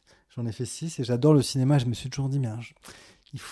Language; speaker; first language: French; native; French